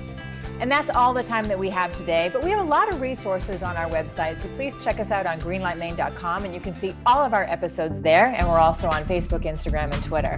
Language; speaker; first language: English; native; English